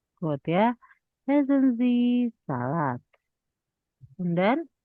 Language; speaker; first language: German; non-native, fluent; Indonesian